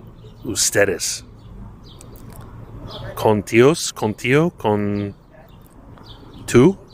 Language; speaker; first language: Spanish; non-native, learner; English